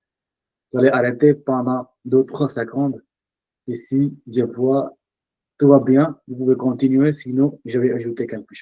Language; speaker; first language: French; non-native, fluent; Punjabi